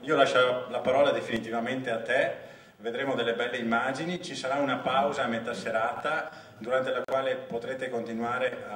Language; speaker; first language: Italian; native; Italian